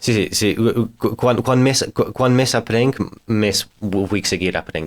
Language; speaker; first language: Catalan; non-native, fluent; English